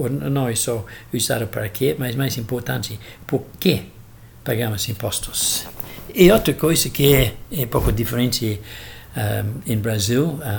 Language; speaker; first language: Portuguese; non-native, fluent; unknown